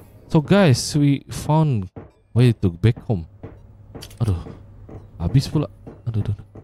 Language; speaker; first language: English; non-native, learner; Indonesian